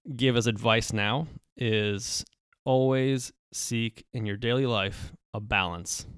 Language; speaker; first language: English; early bilingual, other home language; Polish